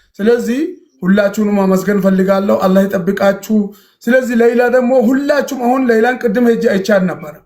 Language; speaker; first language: Amharic; non-native, local second language; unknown